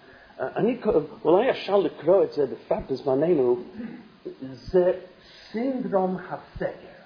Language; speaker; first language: Hebrew; non-native, fluent; English